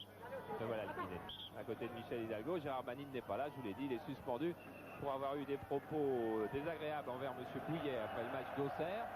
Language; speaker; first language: French; native; French